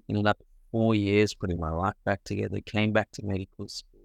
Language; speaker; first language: English; early bilingual, other home language; Sinhala